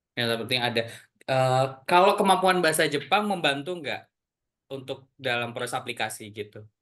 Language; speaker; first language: Indonesian; native; Indonesian